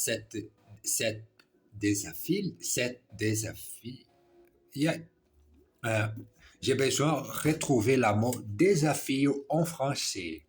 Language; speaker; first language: French; non-native, learner; English